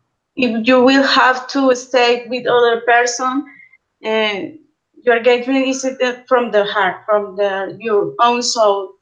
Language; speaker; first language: English; non-native, learner; Spanish